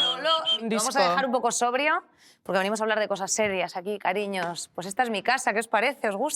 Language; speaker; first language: Spanish; native; Spanish